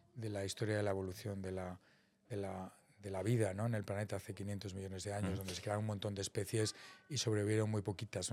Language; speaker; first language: Spanish; native; Spanish